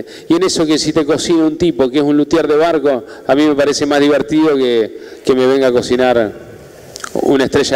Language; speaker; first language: Spanish; native; Spanish